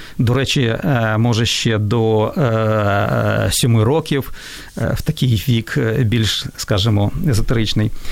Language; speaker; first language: Ukrainian; non-native, local second language; Russian